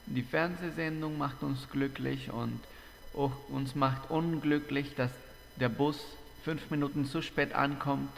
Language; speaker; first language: German; non-native, fluent; Spanish